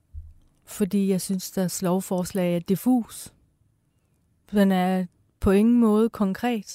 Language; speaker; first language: Danish; early bilingual, other home language; Persian